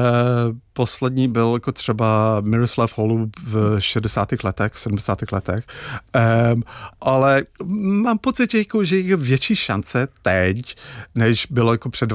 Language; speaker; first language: Czech; non-native, fluent; English